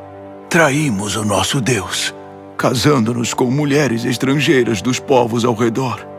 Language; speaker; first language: Portuguese; native; Portuguese